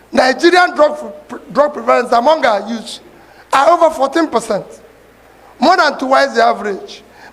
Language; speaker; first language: English; non-native, local second language; Igbo